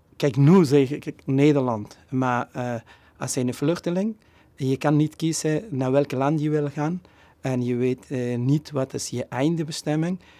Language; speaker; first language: Dutch; non-native, fluent; Persian